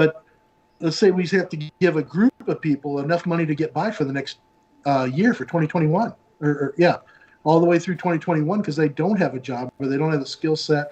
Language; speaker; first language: English; native; English